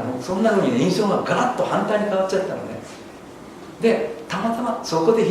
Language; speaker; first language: Japanese; native; Japanese